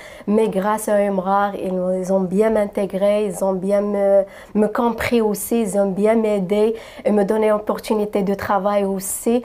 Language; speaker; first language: French; non-native, local second language; Arabic